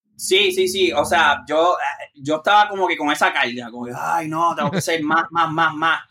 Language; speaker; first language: Spanish; native; Spanish